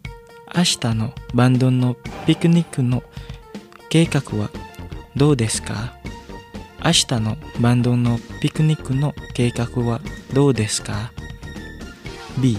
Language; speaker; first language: Japanese; non-native, fluent; Indonesian